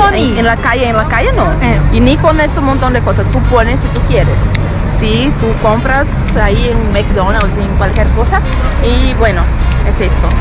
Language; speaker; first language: Spanish; non-native, fluent; Portuguese